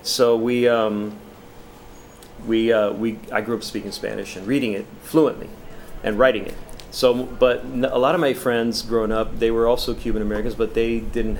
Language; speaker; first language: English; early bilingual, other home language; Spanish